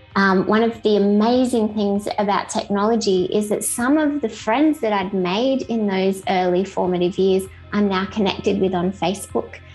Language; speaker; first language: English; native; English